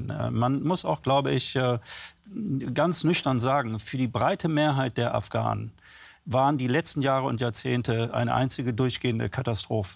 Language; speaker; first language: German; native; German